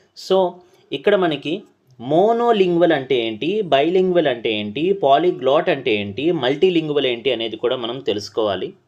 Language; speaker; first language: Telugu; non-native, local second language; Urdu